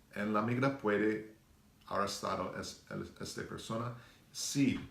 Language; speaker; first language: Spanish; non-native, learner; English